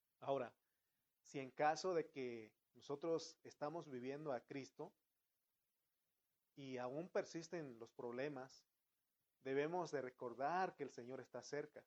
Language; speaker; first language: Spanish; native; Spanish